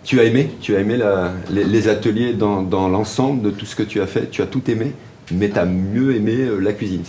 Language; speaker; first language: French; native; French